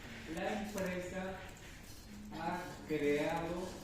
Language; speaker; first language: Spanish; native; Spanish